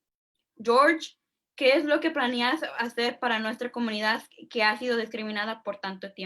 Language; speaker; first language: Spanish; early bilingual, heritage; Spanish